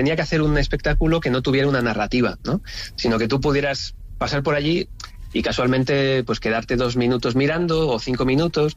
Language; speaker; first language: Spanish; native; Spanish